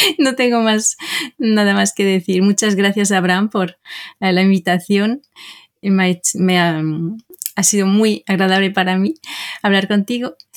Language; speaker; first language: Spanish; non-native, fluent; French